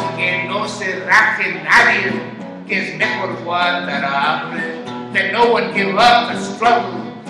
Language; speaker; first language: English; native; English